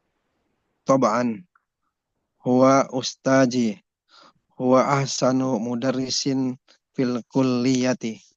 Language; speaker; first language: Arabic; non-native, learner; Indonesian